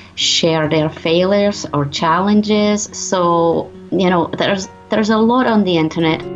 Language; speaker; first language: English; non-native, fluent; Czech